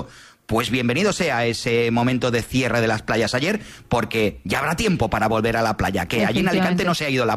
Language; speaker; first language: Spanish; native; Spanish